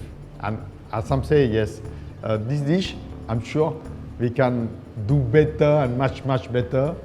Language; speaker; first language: English; non-native, fluent; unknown